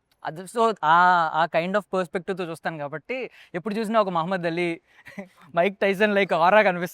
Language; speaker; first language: Telugu; native; Telugu